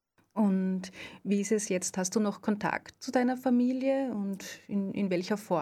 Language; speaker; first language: German; native; German